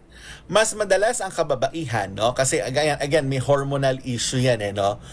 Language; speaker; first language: Filipino; native; Filipino